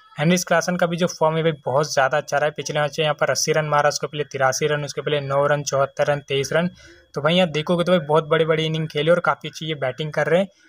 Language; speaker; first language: Hindi; native; Hindi